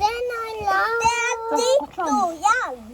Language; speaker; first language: Swedish; early bilingual, other home language; Mongolian